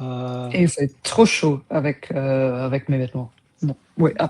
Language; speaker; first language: French; non-native, fluent; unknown